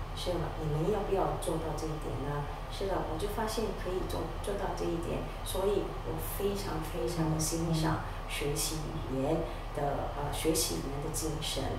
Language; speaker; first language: Chinese; non-native, local second language; Malay